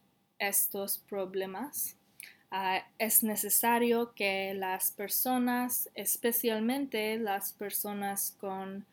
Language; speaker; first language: Spanish; non-native, learner; English